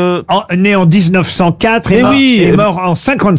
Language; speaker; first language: French; native; French